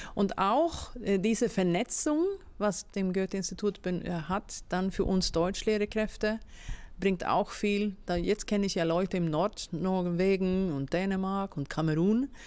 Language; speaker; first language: German; non-native, fluent; Swedish